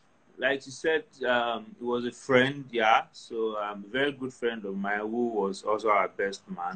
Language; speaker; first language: English; non-native, local second language; Yoruba